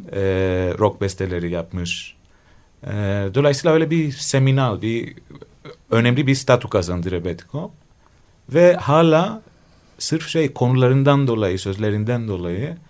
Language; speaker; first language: Turkish; non-native, fluent; Greek